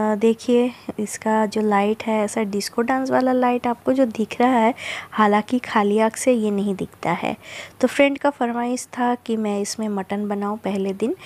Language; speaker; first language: Hindi; non-native, local second language; Bangla